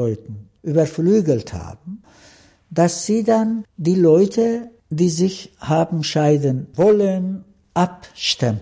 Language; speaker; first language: German; non-native, fluent; Turkish